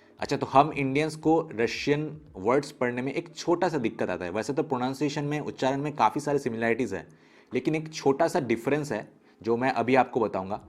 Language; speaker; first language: Hindi; native; Hindi